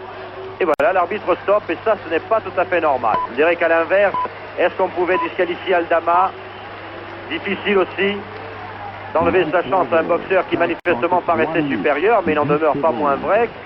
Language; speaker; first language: French; native; French